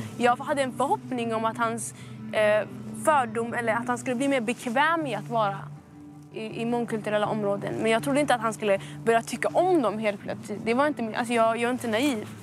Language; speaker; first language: Swedish; early bilingual, other home language; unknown